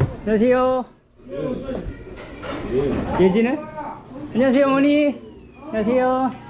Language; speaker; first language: Korean; native; Korean